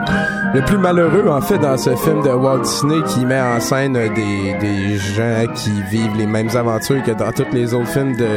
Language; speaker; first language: French; native; French